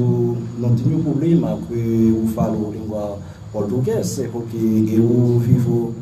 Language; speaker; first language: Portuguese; non-native, learner; Haitian Creole